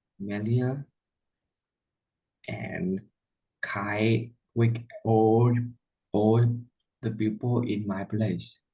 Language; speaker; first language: English; non-native, learner; Vietnamese